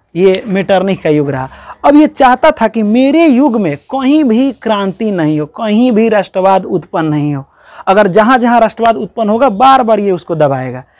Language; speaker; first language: Hindi; native; Hindi